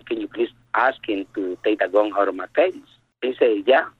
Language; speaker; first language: English; non-native, fluent; Spanish